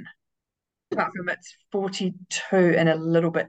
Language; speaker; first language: English; native; English